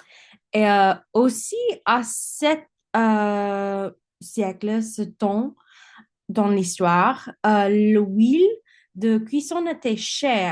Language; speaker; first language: French; non-native, learner; English